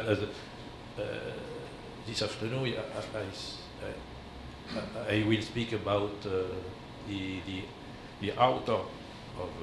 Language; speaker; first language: English; non-native, learner; French